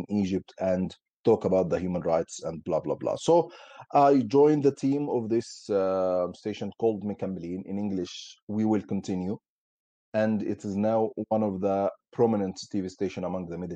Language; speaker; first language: English; non-native, fluent; Arabic